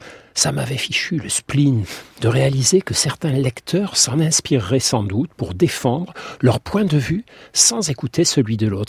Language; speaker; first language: French; native; French